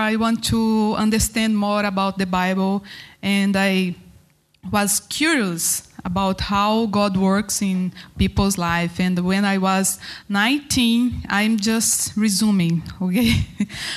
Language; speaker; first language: English; non-native, learner; Portuguese